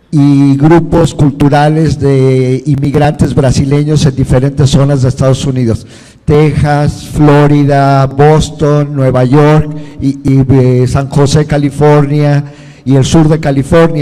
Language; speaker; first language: Spanish; non-native, fluent; Portuguese